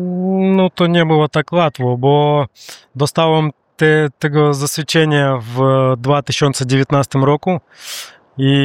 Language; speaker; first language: Polish; non-native, learner; Russian